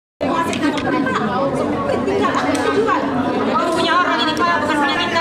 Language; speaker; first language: Indonesian; native; Indonesian